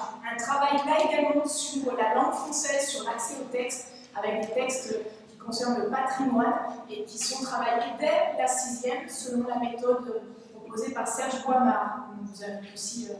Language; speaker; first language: French; native; French